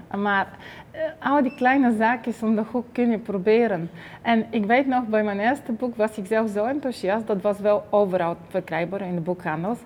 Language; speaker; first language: Dutch; non-native, fluent; Bulgarian